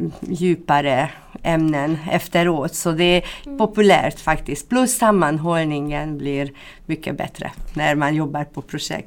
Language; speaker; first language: Swedish; non-native, fluent; Hungarian